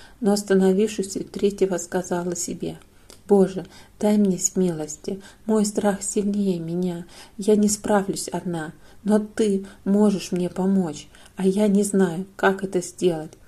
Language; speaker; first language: Russian; non-native, fluent; Lithuanian